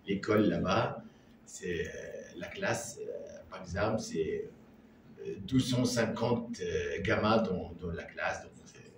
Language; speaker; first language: French; non-native, learner; Arabic